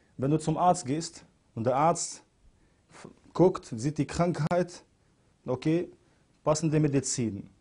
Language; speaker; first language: German; non-native, fluent; Arabic